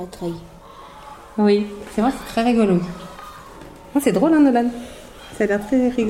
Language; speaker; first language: French; native; French